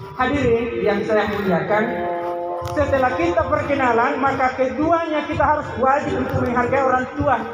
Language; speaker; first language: Indonesian; non-native, local second language; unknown